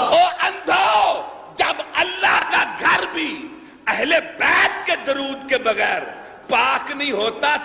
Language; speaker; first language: Urdu; non-native, local second language; Punjabi